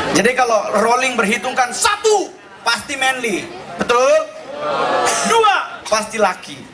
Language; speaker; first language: Indonesian; native; Indonesian